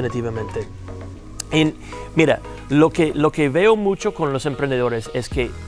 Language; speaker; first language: Spanish; non-native, fluent; English